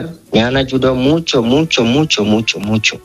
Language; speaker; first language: Spanish; non-native, learner; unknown